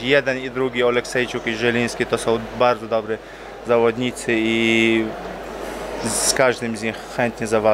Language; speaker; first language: Polish; non-native, fluent; Chechen